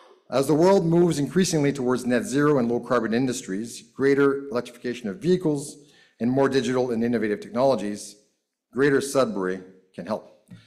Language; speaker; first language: English; native; English